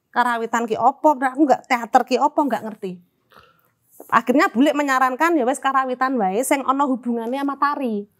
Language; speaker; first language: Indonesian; non-native, local second language; Javanese